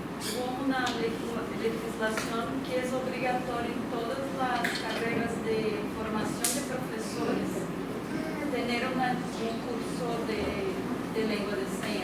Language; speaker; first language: Spanish; non-native, fluent; Portuguese